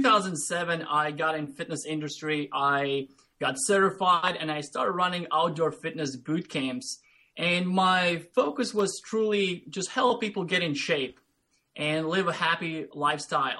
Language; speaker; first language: English; non-native, fluent; Latvian